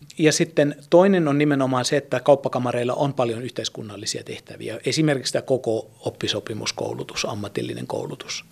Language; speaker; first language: Finnish; early bilingual, heritage; German